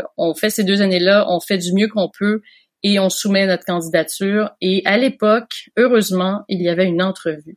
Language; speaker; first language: French; native; French